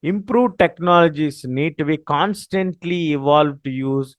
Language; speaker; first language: English; non-native, local second language; Telugu